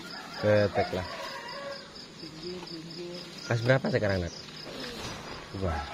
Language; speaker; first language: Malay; non-native, local second language; Javanese